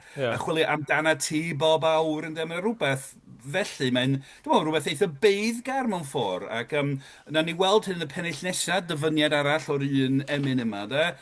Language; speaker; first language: Welsh; native; Welsh